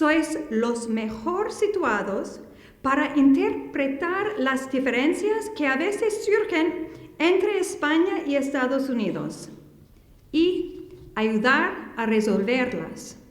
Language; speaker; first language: Spanish; non-native, fluent; English